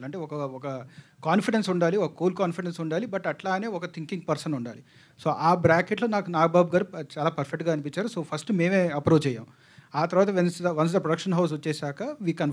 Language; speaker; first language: Telugu; native; Telugu